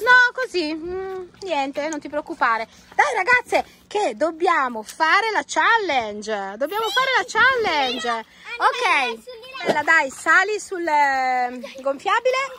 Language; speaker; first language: Italian; native; Italian